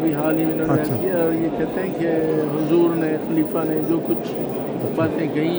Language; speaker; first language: Urdu; native; Urdu